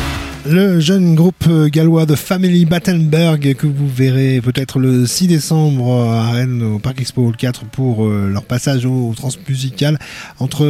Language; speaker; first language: French; native; French